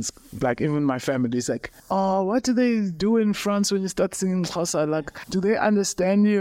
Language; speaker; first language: English; non-native, local second language; Xhosa